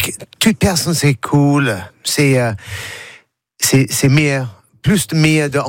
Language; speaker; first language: French; non-native, learner; English